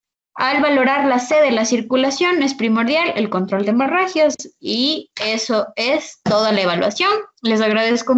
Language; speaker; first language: Spanish; native; Spanish